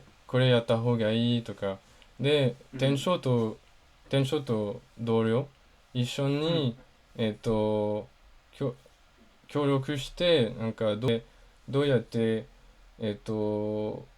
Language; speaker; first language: Japanese; non-native, learner; French